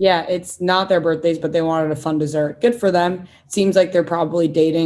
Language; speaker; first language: English; native; English